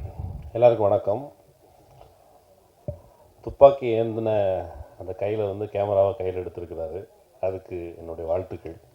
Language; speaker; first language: Tamil; native; Tamil